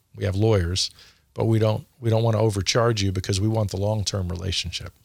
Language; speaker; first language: English; native; English